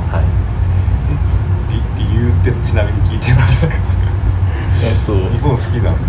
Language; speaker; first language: Japanese; native; Japanese